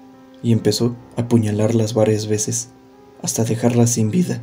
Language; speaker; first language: Spanish; native; Spanish